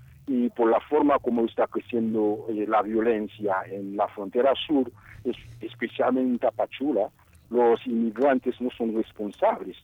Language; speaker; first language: Spanish; non-native, fluent; Haitian Creole